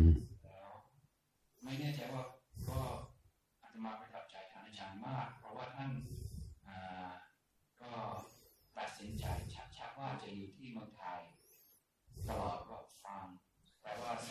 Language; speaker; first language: Thai; non-native, fluent; English